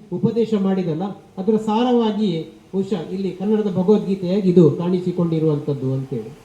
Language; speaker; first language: Kannada; non-native, local second language; Tulu